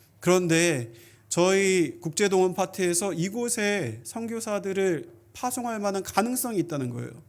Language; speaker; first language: Korean; native; Korean